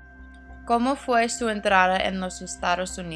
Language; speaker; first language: Spanish; non-native, learner; English